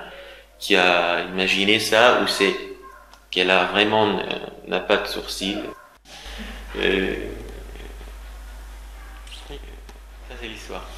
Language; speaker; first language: French; non-native, fluent; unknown